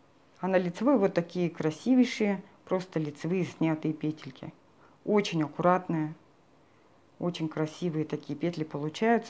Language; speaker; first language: Russian; native; Russian